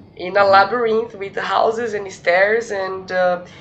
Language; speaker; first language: English; non-native, fluent; Portuguese